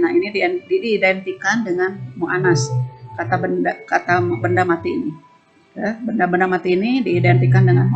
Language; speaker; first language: Indonesian; native; Indonesian